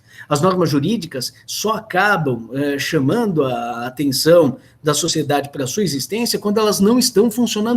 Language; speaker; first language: Portuguese; native; Portuguese